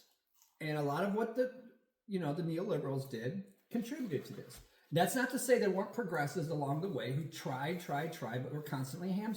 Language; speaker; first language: English; native; English